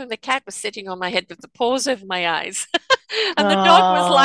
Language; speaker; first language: English; native; English